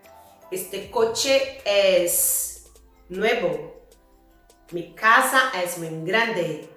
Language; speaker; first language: Spanish; non-native, learner; Portuguese